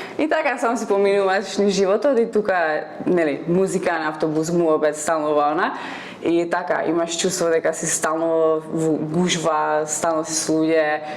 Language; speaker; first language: Macedonian; non-native, fluent; Czech